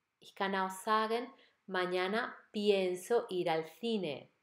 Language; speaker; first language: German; non-native, fluent; Spanish